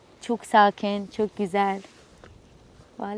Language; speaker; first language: Turkish; non-native, learner; Persian